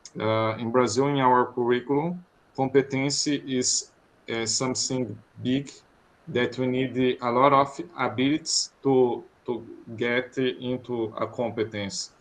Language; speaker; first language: English; non-native, fluent; Portuguese